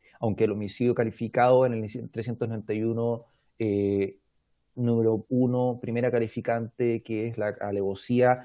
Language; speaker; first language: Spanish; native; Spanish